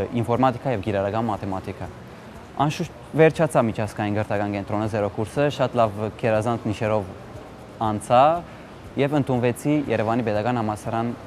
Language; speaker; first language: Armenian; early bilingual, heritage; Armenian